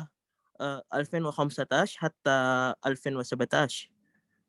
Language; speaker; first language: Arabic; non-native, learner; Indonesian